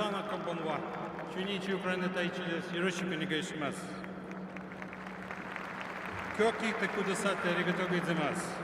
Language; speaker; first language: Japanese; non-native, fluent; Ukrainian